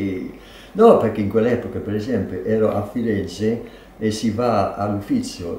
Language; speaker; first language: Italian; non-native, fluent; English